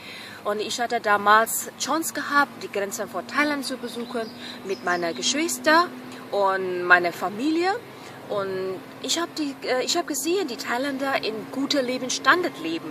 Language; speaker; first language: German; non-native, fluent; Burmese